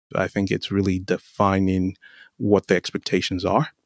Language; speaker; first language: English; non-native, local second language; Yoruba